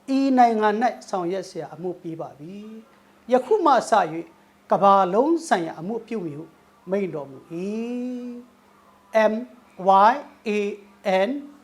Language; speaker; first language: Burmese; non-native, local second language; Thado Chin